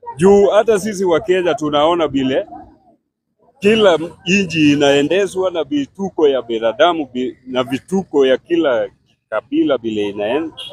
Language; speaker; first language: Swahili; non-native, local second language; Luo (Kenya and Tanzania)